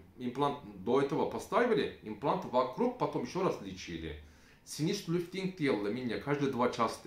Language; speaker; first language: Russian; non-native, learner; Turkish